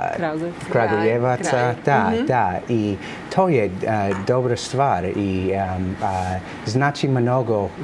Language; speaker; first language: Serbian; non-native, learner; English